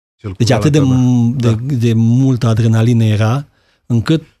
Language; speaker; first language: Romanian; native; Romanian